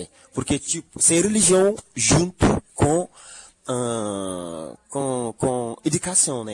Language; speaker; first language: Portuguese; non-native, learner; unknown